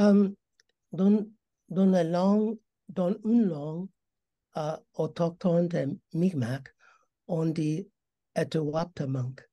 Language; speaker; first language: French; non-native, learner; English